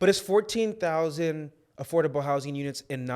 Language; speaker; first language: English; native; English